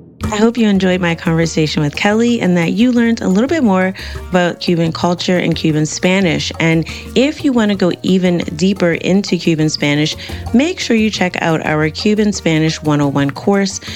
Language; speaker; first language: English; native; English